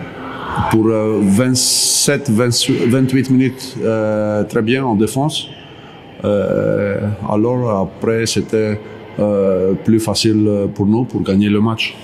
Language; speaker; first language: French; non-native, learner; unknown